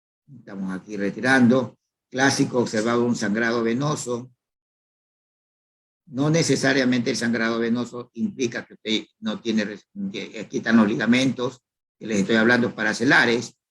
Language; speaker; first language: Spanish; native; Spanish